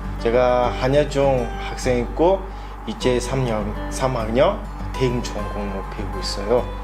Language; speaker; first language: Korean; non-native, learner; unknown